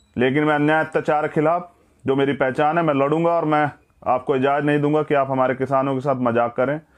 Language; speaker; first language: Hindi; native; Hindi